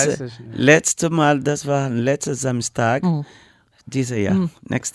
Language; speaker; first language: German; non-native, learner; Portuguese